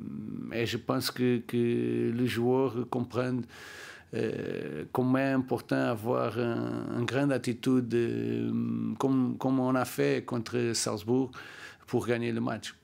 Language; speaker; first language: French; non-native, learner; Portuguese